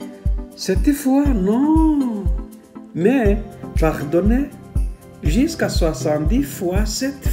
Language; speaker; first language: French; non-native, local second language; Kinyarwanda